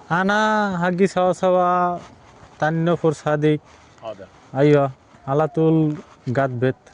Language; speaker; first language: Arabic; non-native, learner; Bangla